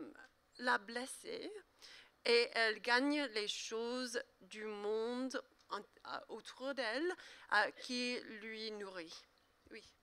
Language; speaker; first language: French; non-native, learner; English